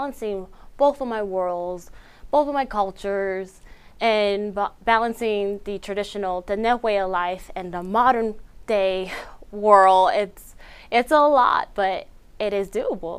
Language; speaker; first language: English; early bilingual, other home language; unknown